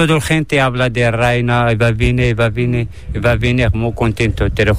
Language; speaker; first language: Spanish; non-native, learner; Arabic